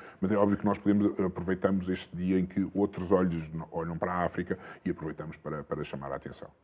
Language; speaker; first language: Portuguese; early bilingual, other home language; Kabuverdianu